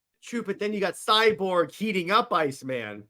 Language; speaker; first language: English; native; English